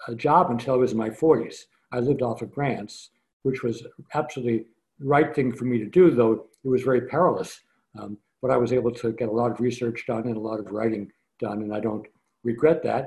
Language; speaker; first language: English; native; English